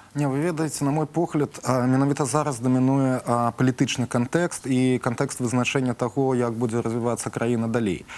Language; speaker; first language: Belarusian; non-native, local second language; Russian